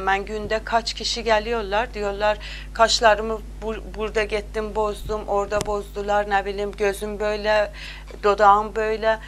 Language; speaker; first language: Turkish; non-native, learner; Azerbaijani